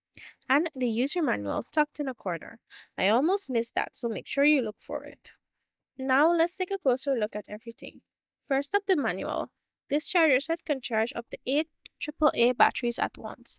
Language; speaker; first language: English; native; English